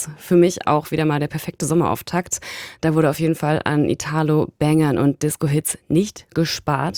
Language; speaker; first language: German; native; German